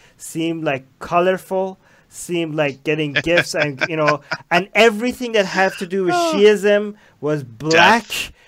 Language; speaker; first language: English; non-native, fluent; Persian